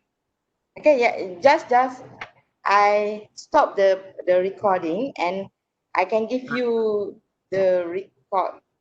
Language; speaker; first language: English; non-native, learner; Malay